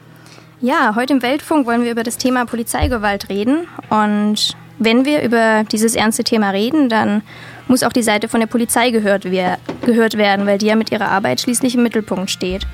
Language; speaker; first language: German; native; German